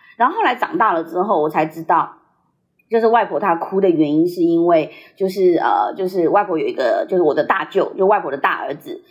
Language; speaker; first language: Chinese; early bilingual, heritage; Chinese